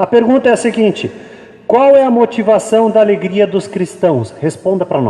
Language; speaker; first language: Portuguese; native; Portuguese